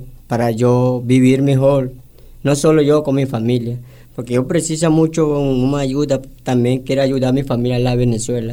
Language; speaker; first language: Spanish; non-native, local second language; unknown